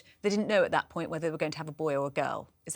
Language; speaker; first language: English; native; English